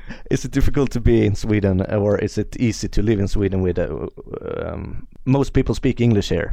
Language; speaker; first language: English; non-native, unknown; Swedish